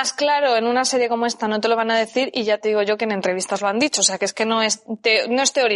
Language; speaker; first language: Spanish; native; Spanish